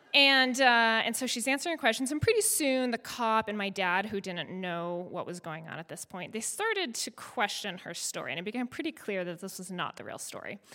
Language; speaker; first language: English; native; English